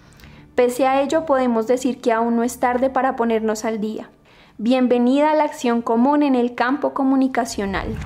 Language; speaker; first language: Spanish; native; Spanish